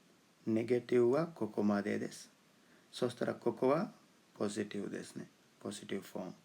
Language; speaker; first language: Japanese; non-native, fluent; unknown